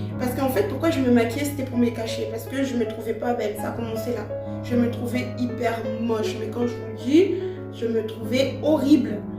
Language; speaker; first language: French; early bilingual, other home language; Lingala